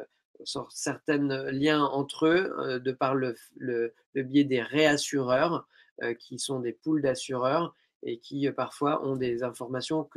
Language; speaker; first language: French; native; French